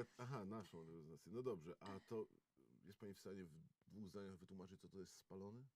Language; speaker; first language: Polish; native; Polish